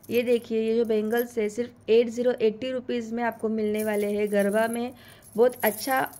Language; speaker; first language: Hindi; non-native, local second language; Marathi